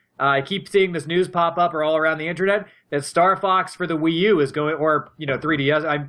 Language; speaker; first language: English; native; English